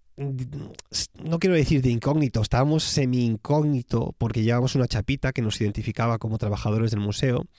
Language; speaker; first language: Spanish; native; Spanish